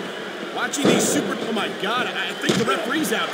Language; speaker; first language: English; native; English